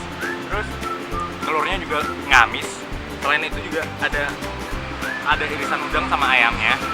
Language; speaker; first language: Indonesian; native; Indonesian